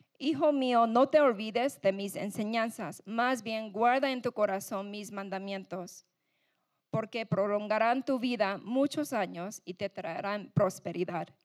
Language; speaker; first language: Spanish; non-native, fluent; English